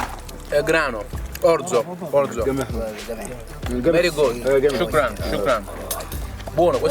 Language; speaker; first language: Italian; native; Italian